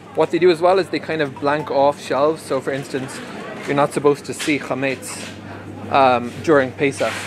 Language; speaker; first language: English; native; English